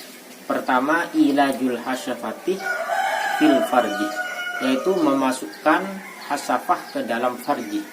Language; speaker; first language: Indonesian; native; Indonesian